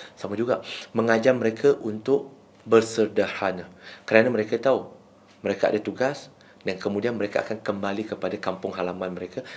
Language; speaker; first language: Malay; non-native, local second language; Chinese